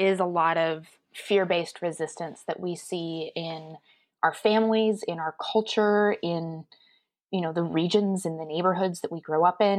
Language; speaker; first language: English; native; English